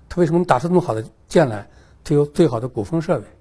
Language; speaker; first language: Chinese; native; Chinese